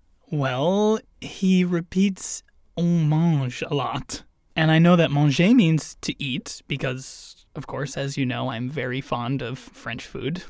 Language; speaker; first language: English; native; English